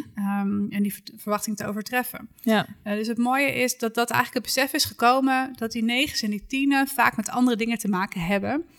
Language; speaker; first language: Dutch; native; Dutch